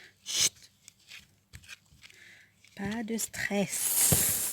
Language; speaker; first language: French; native; French